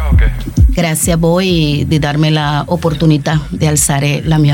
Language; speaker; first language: Italian; non-native, fluent; Spanish